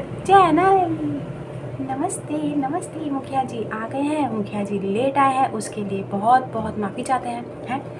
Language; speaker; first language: Hindi; non-native, local second language; Bangla